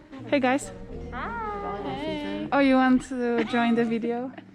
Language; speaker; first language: English; non-native, fluent; Polish